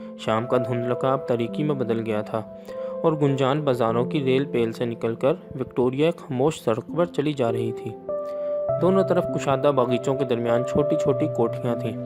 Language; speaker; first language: Urdu; native; Urdu